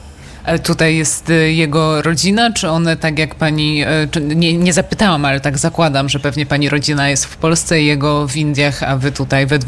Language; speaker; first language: Polish; native; Polish